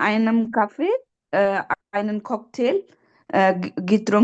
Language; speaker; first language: German; non-native, learner; Urdu